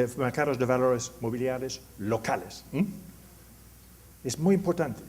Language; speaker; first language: Spanish; non-native, learner; English